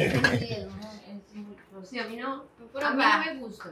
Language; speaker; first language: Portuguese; non-native, learner; Spanish